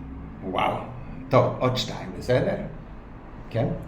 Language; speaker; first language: Hebrew; non-native, learner; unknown